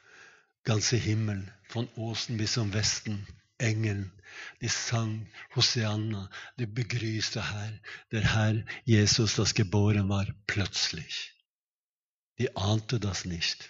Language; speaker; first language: German; non-native, fluent; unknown